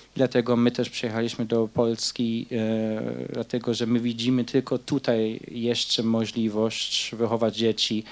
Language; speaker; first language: Polish; non-native, fluent; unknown